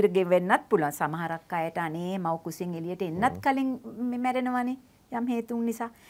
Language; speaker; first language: Sinhala; native; Sinhala